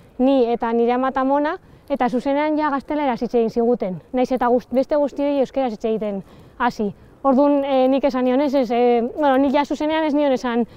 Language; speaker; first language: Basque; early bilingual, other home language; Spanish